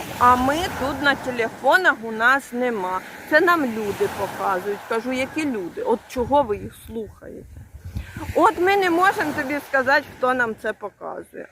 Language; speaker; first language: Ukrainian; native; Ukrainian